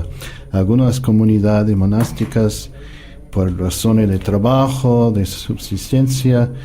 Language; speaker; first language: Spanish; non-native, fluent; English